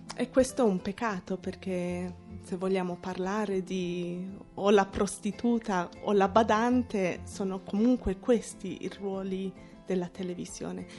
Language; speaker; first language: Italian; non-native, fluent; English